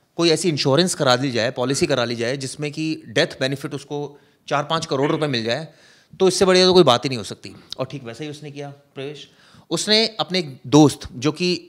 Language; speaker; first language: Hindi; native; Hindi